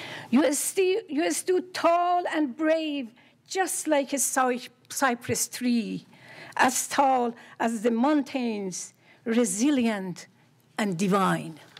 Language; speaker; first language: English; non-native, fluent; Persian